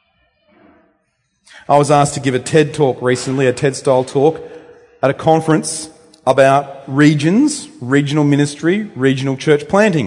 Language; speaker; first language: English; native; English